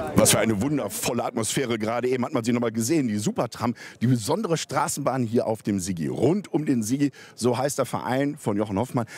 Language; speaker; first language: German; native; German